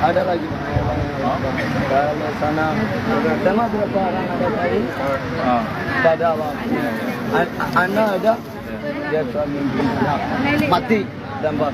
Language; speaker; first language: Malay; non-native, learner; Rohingya